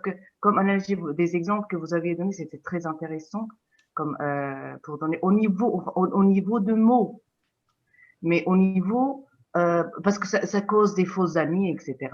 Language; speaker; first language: French; non-native, fluent; Turkish